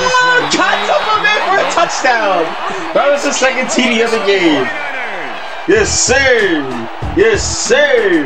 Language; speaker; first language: English; native; English